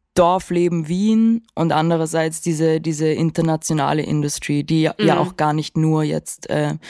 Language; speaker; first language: German; native; German